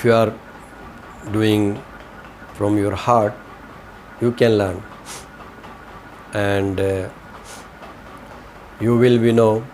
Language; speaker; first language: English; non-native, learner; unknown